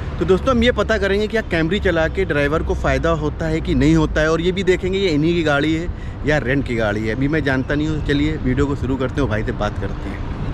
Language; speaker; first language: Hindi; native; Hindi